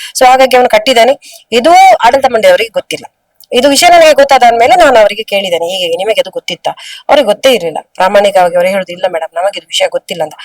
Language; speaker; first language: Kannada; non-native, local second language; Tulu